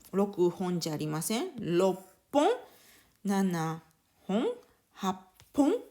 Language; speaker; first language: Japanese; native; Japanese